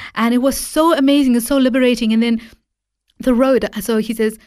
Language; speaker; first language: English; native; English